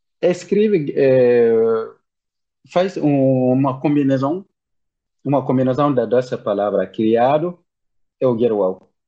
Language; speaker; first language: Portuguese; non-native, learner; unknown